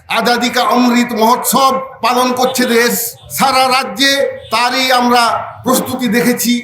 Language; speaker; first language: Bangla; non-native, local second language; Santali